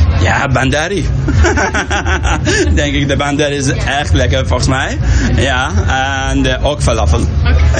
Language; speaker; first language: Dutch; non-native, learner; Persian